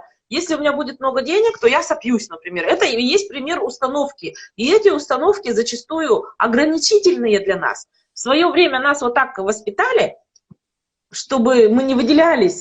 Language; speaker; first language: Russian; native; Russian